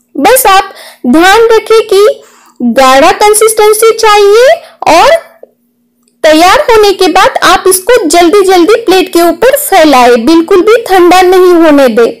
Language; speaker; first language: Hindi; non-native, local second language; Marathi